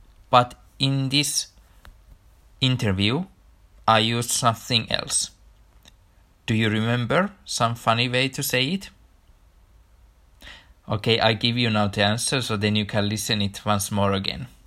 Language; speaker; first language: English; non-native, fluent; Finnish